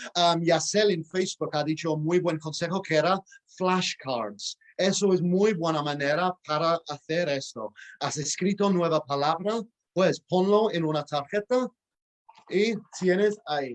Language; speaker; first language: Spanish; non-native, fluent; English